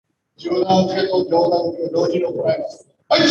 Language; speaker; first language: Japanese; native; Japanese